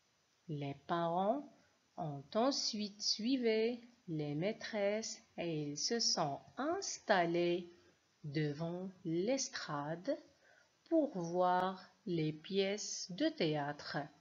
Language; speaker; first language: French; non-native, local second language; Arabic